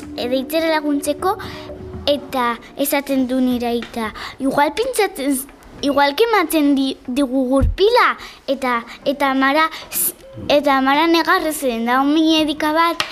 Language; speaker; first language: Basque; non-native, local second language; Spanish